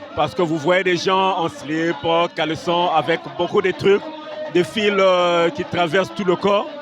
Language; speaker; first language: French; non-native, local second language; Lingala